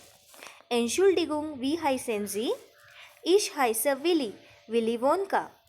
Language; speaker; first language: German; non-native, fluent; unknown